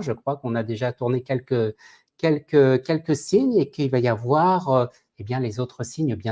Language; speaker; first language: French; native; French